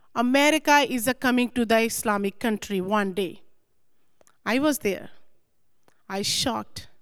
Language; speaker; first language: English; non-native, local second language; Punjabi